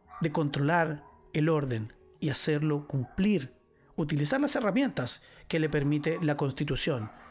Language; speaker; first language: Spanish; native; Spanish